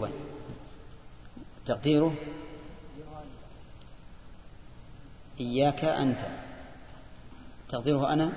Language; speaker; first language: Arabic; native; Arabic